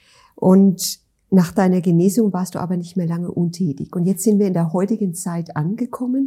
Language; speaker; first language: German; native; German